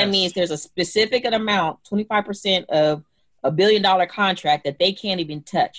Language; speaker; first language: English; native; English